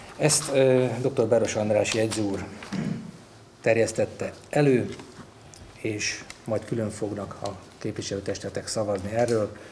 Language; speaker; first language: Hungarian; native; Hungarian